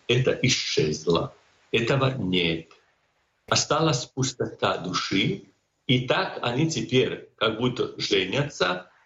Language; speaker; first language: Russian; non-native, fluent; Croatian